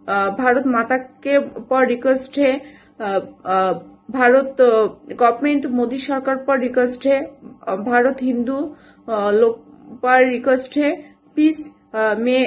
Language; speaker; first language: Hindi; non-native, learner; Bangla